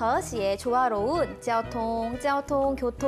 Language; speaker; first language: Chinese; non-native, fluent; Korean